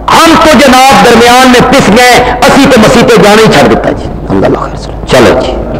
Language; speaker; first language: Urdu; non-native, local second language; Punjabi